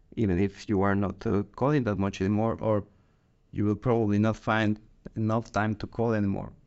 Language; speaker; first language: English; non-native, fluent; Spanish